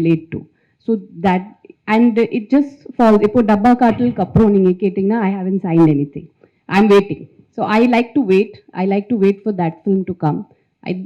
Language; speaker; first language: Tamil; non-native, fluent; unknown